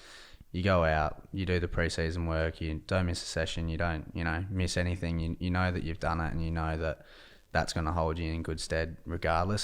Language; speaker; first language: English; native; English